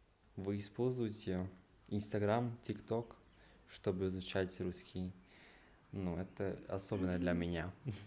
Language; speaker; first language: Russian; non-native, learner; Hungarian